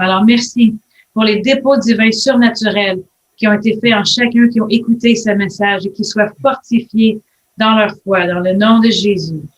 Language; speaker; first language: French; native; French